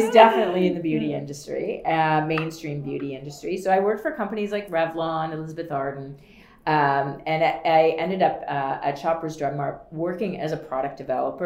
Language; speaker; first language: English; native; English